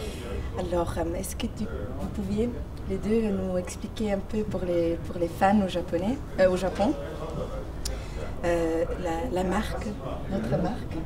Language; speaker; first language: French; non-native, fluent; Japanese